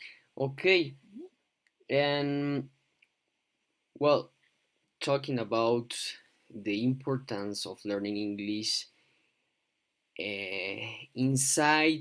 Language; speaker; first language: English; non-native, fluent; Spanish